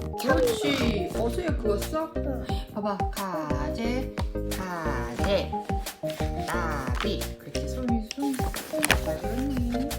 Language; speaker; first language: Korean; native; Korean